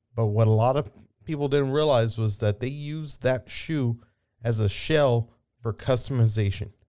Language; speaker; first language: English; native; English